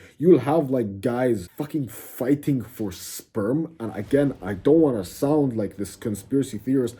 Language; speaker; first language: English; native; English